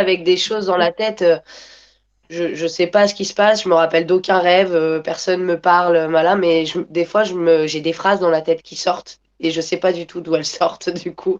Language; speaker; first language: French; native; French